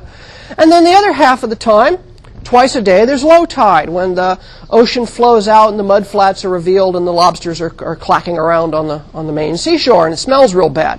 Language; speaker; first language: English; native; English